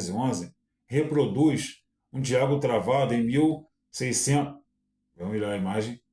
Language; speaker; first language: Portuguese; native; Portuguese